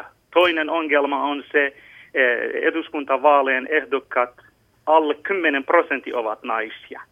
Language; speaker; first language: Finnish; non-native, fluent; Persian